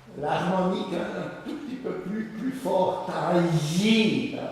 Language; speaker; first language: French; non-native, fluent; Swiss German